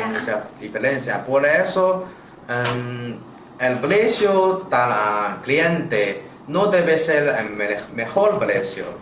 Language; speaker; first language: Spanish; non-native, learner; Chinese